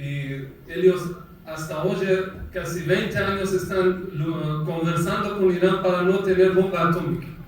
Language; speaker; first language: Spanish; non-native, fluent; Persian